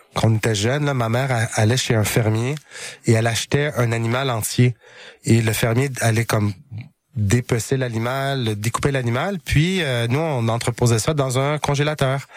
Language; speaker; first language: French; native; French